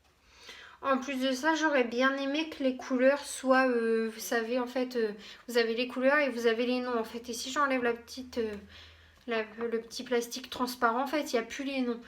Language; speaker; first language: French; native; French